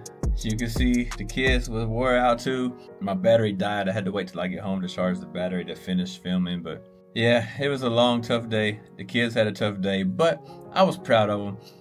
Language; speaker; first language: English; native; English